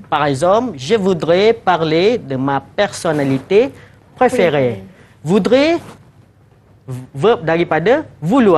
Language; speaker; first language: French; non-native, fluent; Malay